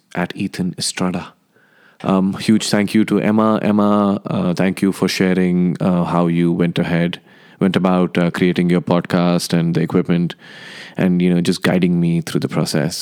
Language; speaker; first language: English; non-native, local second language; Hindi